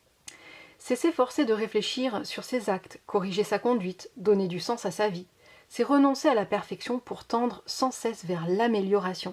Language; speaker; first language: French; native; French